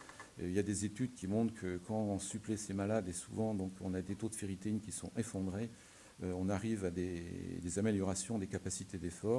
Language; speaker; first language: French; native; French